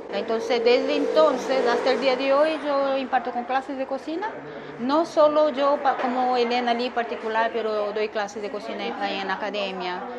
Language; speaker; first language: Spanish; non-native, fluent; Korean